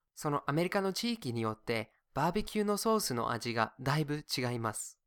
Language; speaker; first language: Japanese; non-native, fluent; English